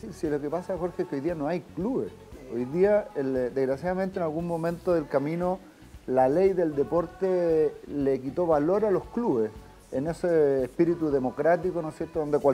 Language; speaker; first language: Spanish; native; Spanish